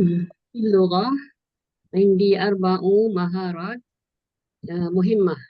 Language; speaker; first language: Arabic; non-native, learner; Malay